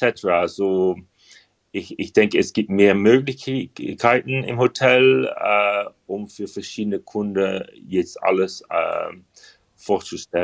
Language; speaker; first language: German; non-native, learner; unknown